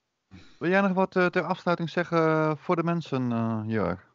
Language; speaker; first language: Dutch; native; Dutch